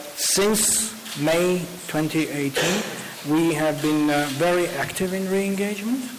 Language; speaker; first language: English; non-native, fluent; Armenian